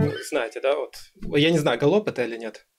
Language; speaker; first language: Russian; native; Russian